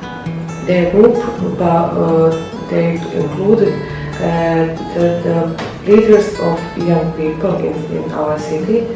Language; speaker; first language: English; non-native, learner; Bosnian